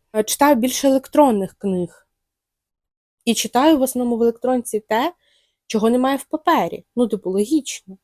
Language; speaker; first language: Ukrainian; non-native, local second language; Russian